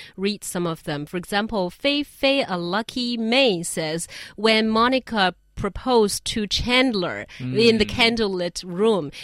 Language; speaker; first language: English; non-native, fluent; Chinese